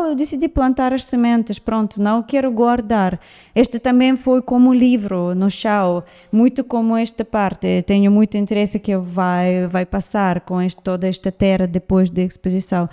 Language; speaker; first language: Portuguese; non-native, fluent; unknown